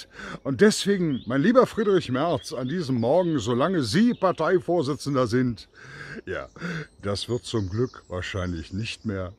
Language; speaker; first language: German; native; German